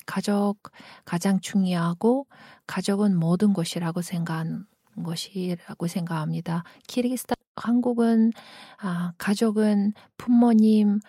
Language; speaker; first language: Korean; non-native, learner; Kyrgyz